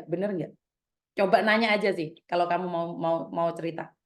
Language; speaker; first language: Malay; non-native, local second language; Javanese